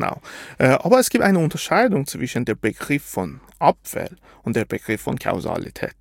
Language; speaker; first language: German; non-native, fluent; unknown